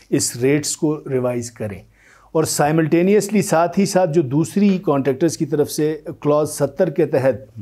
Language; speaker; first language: Urdu; native; Urdu